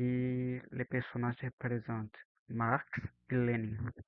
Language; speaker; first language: French; non-native, learner; Portuguese